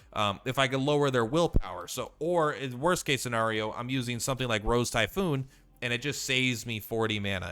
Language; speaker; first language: English; native; English